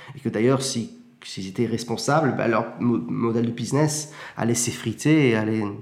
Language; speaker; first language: French; early bilingual, heritage; French